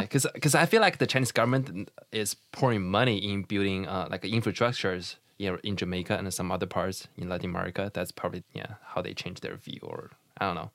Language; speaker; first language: English; non-native, fluent; Chinese